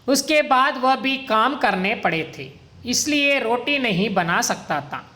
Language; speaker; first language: Hindi; non-native, local second language; Kannada